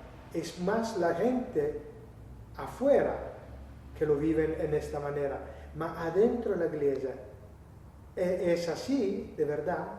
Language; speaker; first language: Spanish; non-native, learner; Italian